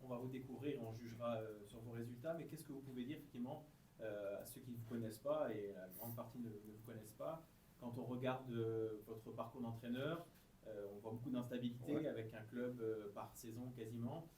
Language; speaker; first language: French; native; French